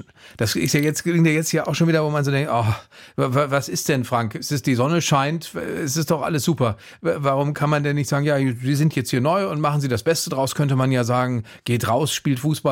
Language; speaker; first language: German; native; German